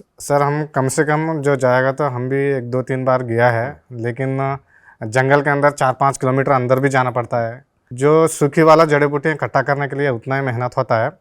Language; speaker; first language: Hindi; non-native, local second language; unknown